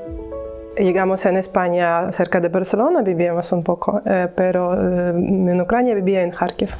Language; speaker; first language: Spanish; non-native, learner; Ukrainian